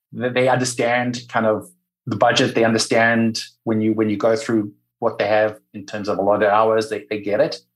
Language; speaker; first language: English; native; English